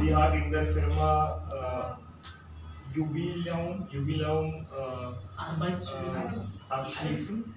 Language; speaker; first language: German; non-native, learner; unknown